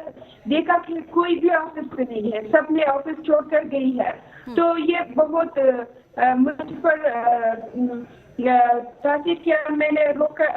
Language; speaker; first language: Hindi; non-native, fluent; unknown